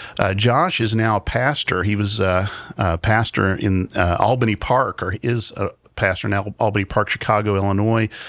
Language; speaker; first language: English; native; English